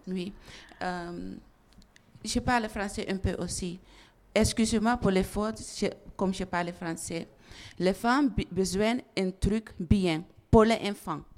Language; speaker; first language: French; non-native, learner; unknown